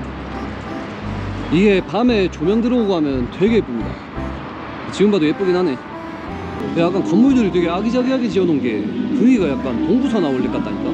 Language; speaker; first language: Korean; native; Korean